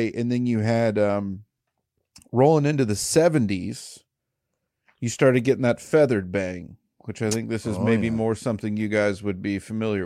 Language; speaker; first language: English; native; English